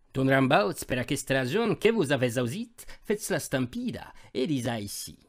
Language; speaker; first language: Occitan; non-native, fluent; Polish